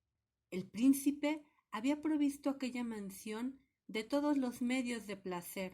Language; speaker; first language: Spanish; native; Spanish